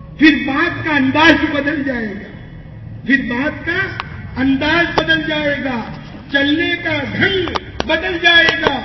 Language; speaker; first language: Urdu; non-native, local second language; Gujarati